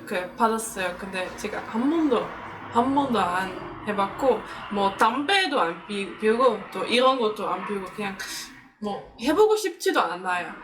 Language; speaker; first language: Korean; non-native, fluent; Dutch